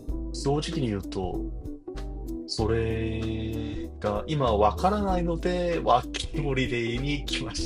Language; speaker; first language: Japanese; non-native, learner; Korean